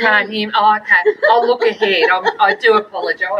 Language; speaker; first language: English; native; English